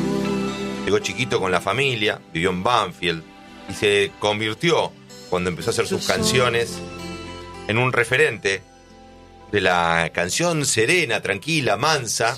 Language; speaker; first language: Spanish; native; Spanish